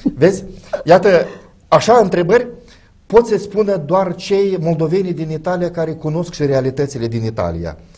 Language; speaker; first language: Romanian; native; Romanian